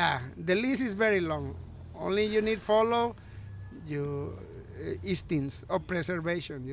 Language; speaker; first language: English; non-native, learner; Spanish